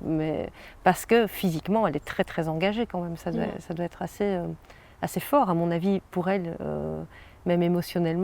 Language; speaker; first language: French; native; French